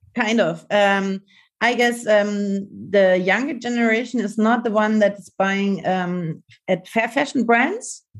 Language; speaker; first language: English; non-native, learner; German